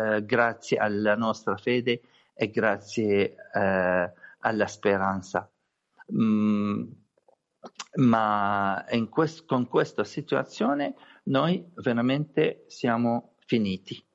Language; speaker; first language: Italian; non-native, learner; Arabic